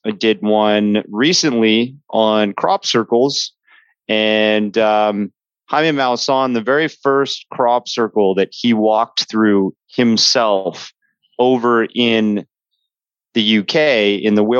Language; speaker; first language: English; native; English